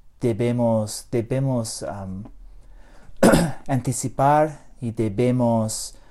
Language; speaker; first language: Spanish; non-native, learner; English